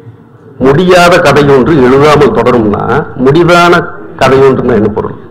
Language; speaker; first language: Tamil; native; Tamil